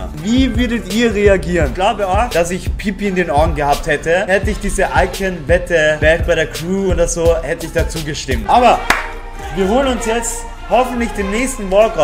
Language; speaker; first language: German; native; German